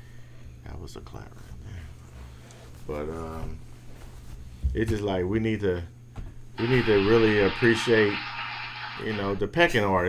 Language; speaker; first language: English; native; English